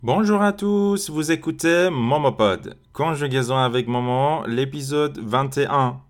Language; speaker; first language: French; non-native, fluent; Persian